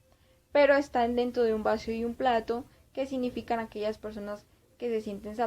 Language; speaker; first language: Spanish; native; Spanish